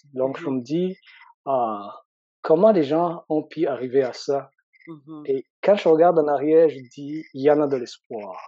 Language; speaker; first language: French; non-native, local second language; Rundi